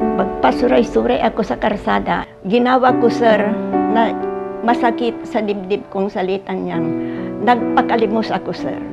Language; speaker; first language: Filipino; non-native, local second language; Pangasinan